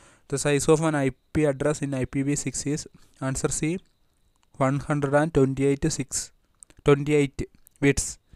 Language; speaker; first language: English; non-native, local second language; Malayalam